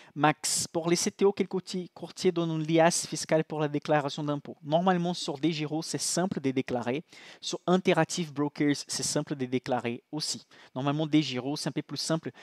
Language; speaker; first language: French; non-native, fluent; Portuguese